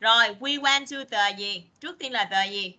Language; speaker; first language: Vietnamese; native; Vietnamese